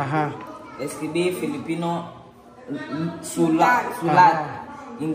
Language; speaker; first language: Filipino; non-native, learner; Spanish